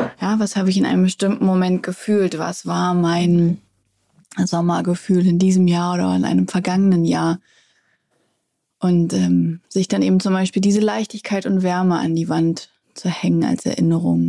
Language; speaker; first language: German; native; German